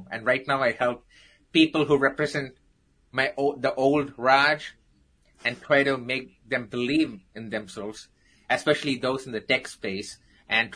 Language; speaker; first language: English; non-native, local second language; Tamil